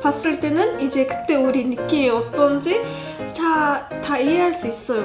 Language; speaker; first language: Korean; non-native, fluent; Uzbek